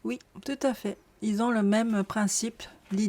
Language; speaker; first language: French; non-native, learner; Japanese